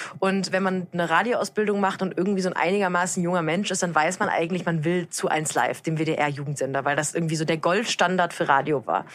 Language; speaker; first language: German; native; German